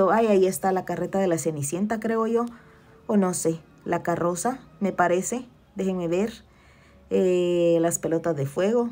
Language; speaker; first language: Spanish; native; Spanish